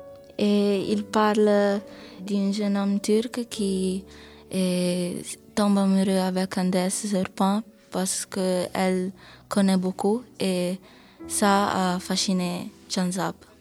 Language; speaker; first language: French; non-native, learner; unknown